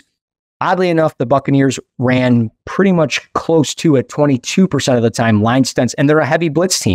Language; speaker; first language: English; native; English